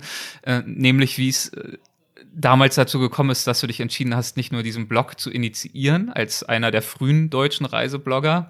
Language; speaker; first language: German; native; German